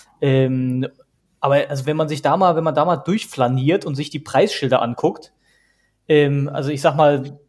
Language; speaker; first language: German; native; German